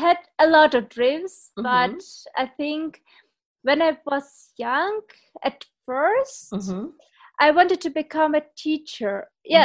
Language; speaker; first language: English; non-native, fluent; Ukrainian